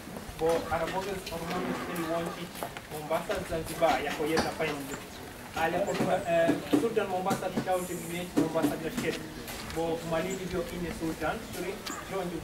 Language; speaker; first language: Polish; non-native, learner; Swahili